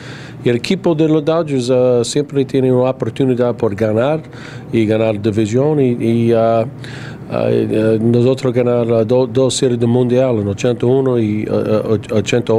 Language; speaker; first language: Spanish; non-native, learner; English